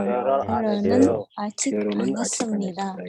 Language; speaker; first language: Korean; non-native, learner; Indonesian